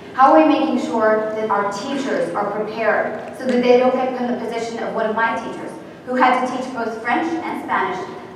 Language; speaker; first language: English; native; English